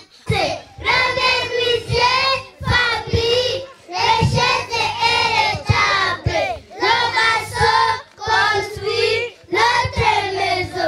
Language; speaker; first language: French; non-native, learner; Kinyarwanda